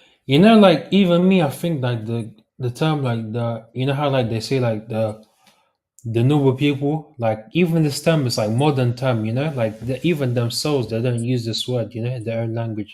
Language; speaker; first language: English; early bilingual, heritage; Arabic